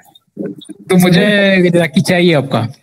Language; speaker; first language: Hindi; non-native, local second language; Malayalam